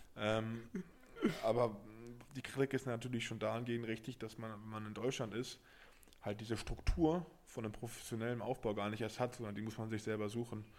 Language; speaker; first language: German; native; German